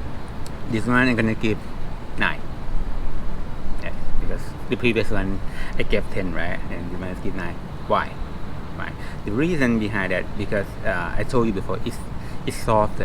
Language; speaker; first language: English; non-native, fluent; Thai